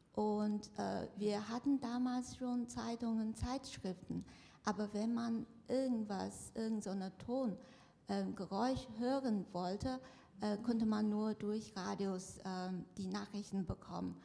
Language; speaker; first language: German; non-native, fluent; Chinese